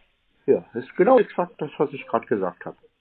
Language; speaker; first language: German; native; German